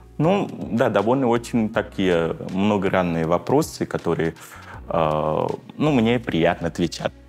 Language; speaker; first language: Russian; non-native, fluent; Vietnamese